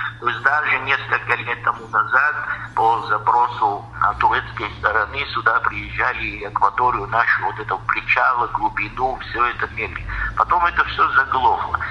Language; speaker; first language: Russian; non-native, local second language; Abkhazian